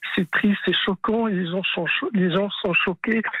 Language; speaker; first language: French; non-native, local second language; Arabic